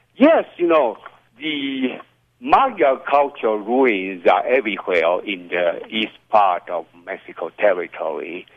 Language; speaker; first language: English; non-native, fluent; Chinese